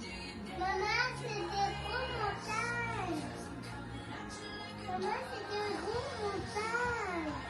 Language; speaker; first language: French; native; French